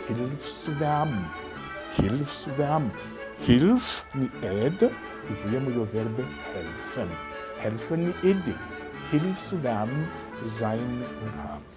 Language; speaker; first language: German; non-native, fluent; Rundi